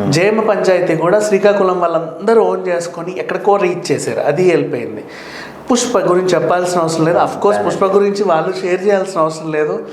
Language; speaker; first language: Telugu; native; Telugu